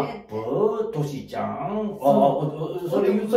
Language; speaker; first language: Japanese; native; Japanese